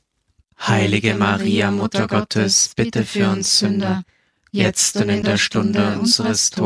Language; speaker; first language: German; native; German